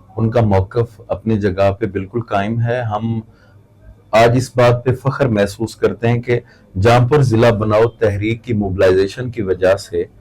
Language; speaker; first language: Urdu; non-native, local second language; Saraiki